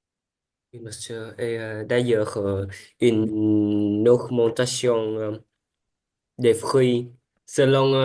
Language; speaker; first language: French; non-native, learner; Vietnamese